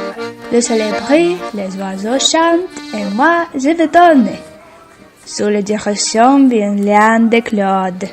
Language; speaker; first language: French; non-native, learner; Russian